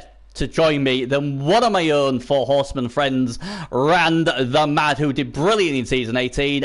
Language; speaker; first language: English; native; English